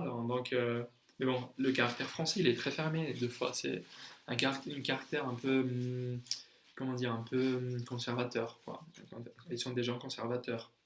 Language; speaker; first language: French; non-native, fluent; Spanish